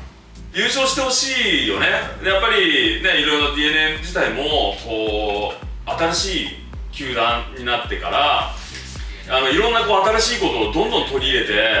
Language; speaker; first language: Japanese; native; Japanese